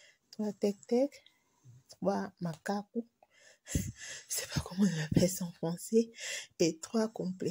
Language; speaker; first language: French; non-native, local second language; Lingala